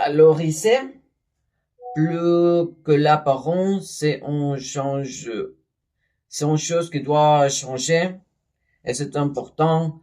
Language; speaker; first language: French; non-native, learner; Spanish